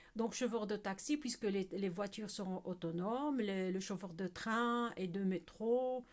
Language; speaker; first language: French; non-native, local second language; Arabic